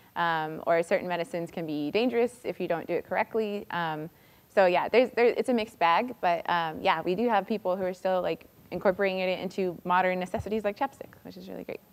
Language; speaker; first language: English; native; English